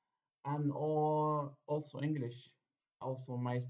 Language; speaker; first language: English; non-native, fluent; Arabic